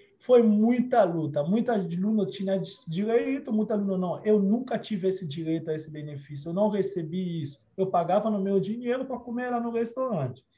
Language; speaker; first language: Portuguese; non-native, fluent; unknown